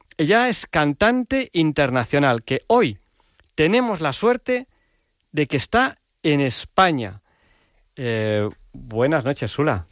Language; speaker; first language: Spanish; native; Spanish